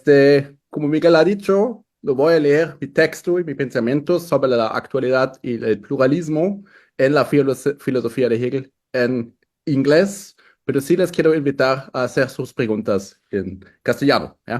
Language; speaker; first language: Spanish; non-native, fluent; German